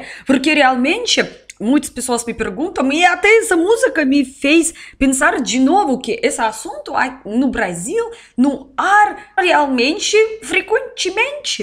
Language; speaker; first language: Portuguese; non-native, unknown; Russian